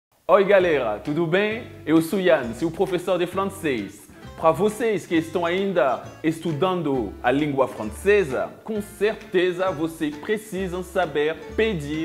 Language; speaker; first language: Portuguese; non-native, fluent; French